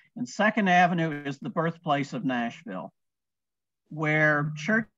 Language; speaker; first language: English; native; English